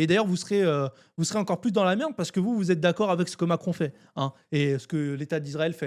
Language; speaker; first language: French; native; French